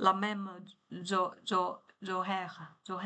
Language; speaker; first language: French; non-native, learner; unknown